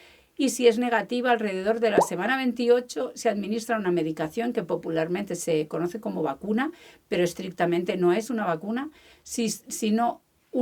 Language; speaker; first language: Spanish; native; Spanish